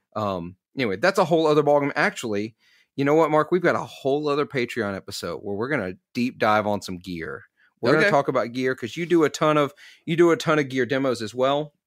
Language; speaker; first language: English; native; English